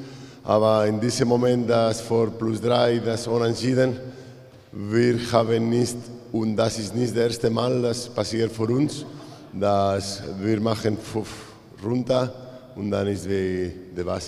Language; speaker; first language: German; non-native, learner; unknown